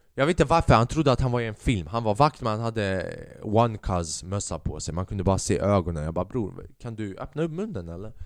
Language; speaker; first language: Swedish; early bilingual, other home language; Albanian